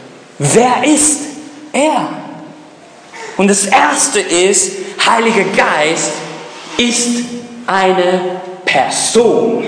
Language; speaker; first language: German; early bilingual, other home language; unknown